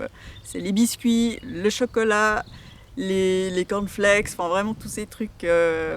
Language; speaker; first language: French; native; French